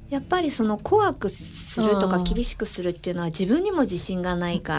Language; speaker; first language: Japanese; native; Japanese